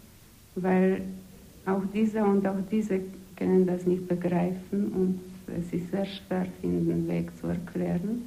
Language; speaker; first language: German; non-native, fluent; Polish